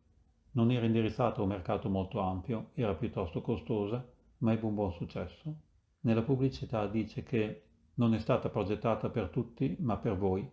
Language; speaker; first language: Italian; native; Italian